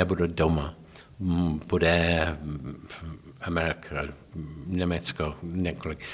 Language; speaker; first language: Czech; non-native, learner; English